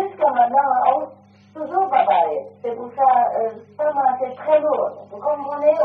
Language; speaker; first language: French; non-native, learner; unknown